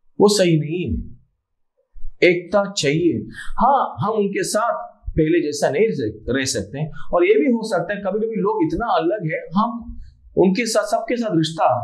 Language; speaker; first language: Hindi; non-native, local second language; Malayalam